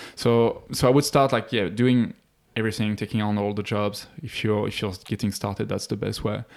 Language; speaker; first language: English; non-native, fluent; French